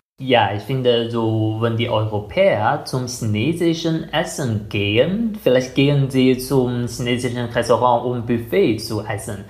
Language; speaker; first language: German; non-native, fluent; Chinese